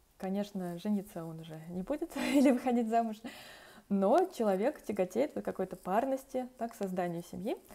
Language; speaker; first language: Russian; native; Russian